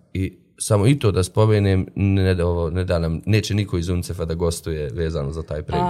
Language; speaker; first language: Bosnian; native; Bosnian